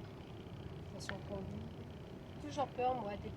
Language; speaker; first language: French; native; French